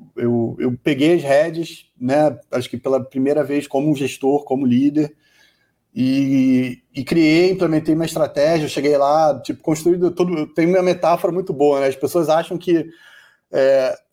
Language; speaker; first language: Portuguese; native; Portuguese